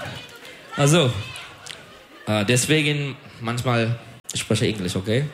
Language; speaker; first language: German; non-native, learner; Turkish